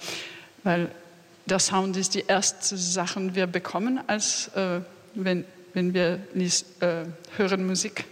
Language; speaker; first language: German; non-native, fluent; French